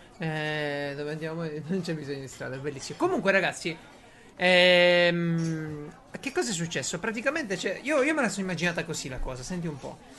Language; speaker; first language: Italian; native; Italian